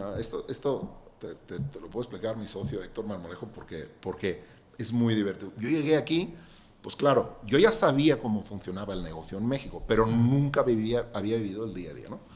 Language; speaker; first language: Spanish; non-native, local second language; Catalan